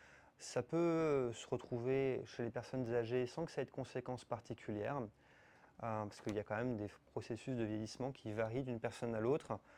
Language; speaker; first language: French; native; French